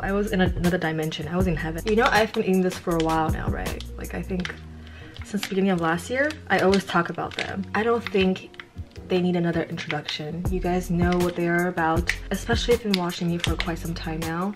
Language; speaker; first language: English; early bilingual, other home language; Chinese